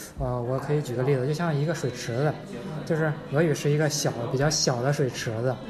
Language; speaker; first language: Chinese; native; Chinese